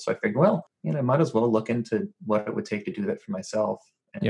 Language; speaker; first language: English; native; English